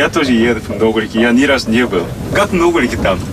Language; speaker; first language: Russian; non-native, learner; Korean